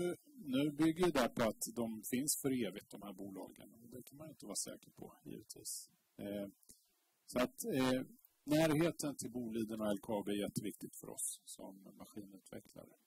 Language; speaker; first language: Swedish; native; Swedish